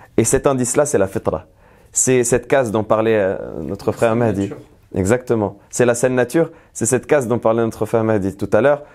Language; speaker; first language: French; native; French